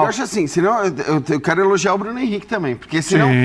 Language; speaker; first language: Portuguese; native; Portuguese